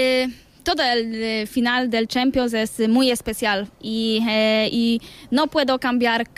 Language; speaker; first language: Spanish; non-native, learner; Polish